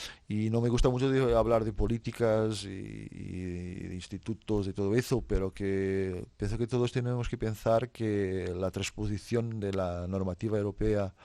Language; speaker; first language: Spanish; non-native, fluent; Portuguese